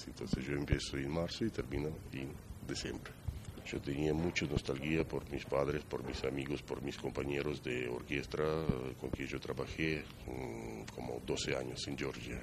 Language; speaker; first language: Spanish; non-native, learner; Georgian